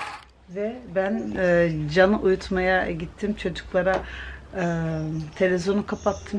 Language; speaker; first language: Turkish; early bilingual, other home language; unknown